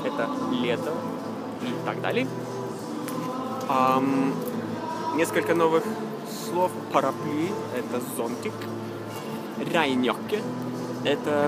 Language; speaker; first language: Russian; non-native, fluent; Norwegian